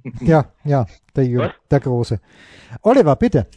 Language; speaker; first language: German; native; German